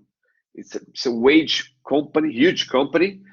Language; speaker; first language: English; non-native, learner; Portuguese